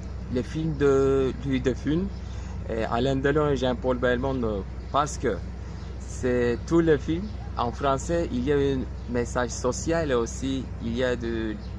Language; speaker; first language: French; non-native, fluent; Turkish